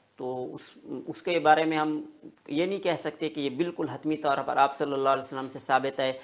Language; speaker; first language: Urdu; native; Urdu